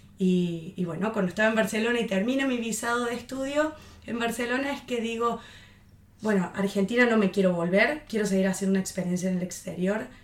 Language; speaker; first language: Spanish; native; Spanish